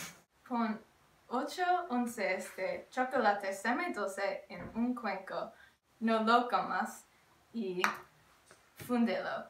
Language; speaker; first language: Spanish; non-native, learner; English